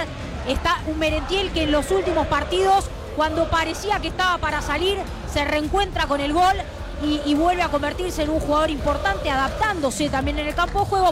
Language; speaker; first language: Spanish; native; Spanish